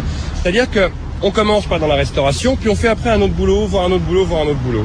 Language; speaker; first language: French; native; French